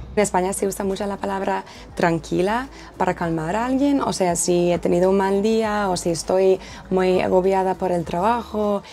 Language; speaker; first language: Spanish; non-native, fluent; English